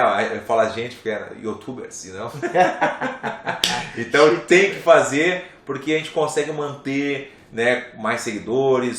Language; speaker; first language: Portuguese; native; Portuguese